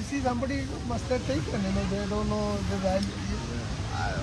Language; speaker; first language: English; non-native, learner; Malayalam